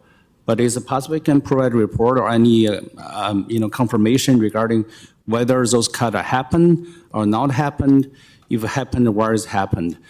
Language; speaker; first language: English; non-native, fluent; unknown